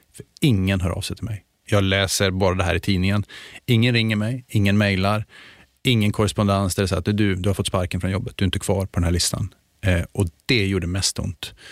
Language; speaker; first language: Swedish; native; Swedish